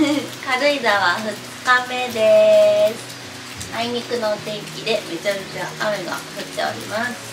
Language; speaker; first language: Japanese; native; Japanese